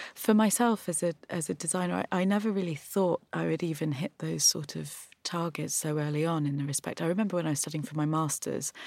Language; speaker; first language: English; native; English